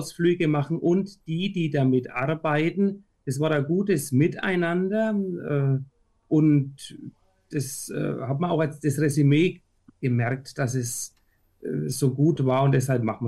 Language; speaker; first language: German; native; German